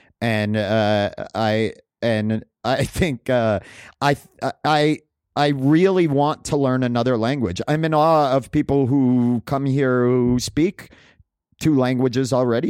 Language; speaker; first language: English; native; English